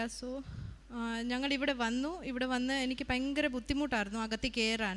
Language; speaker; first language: Malayalam; early bilingual, heritage; Malayalam